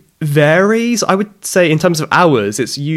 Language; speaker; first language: English; native; English